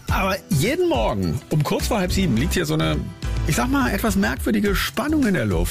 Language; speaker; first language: German; native; German